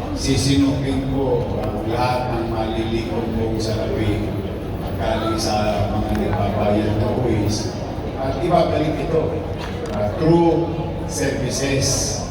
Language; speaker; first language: Filipino; native; Filipino